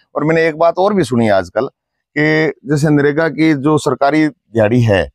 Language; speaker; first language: Hindi; native; Hindi